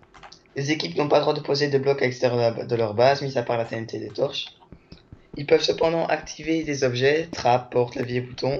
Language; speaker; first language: French; native; French